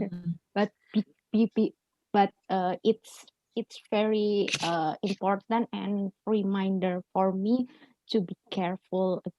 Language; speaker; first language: English; non-native, learner; Indonesian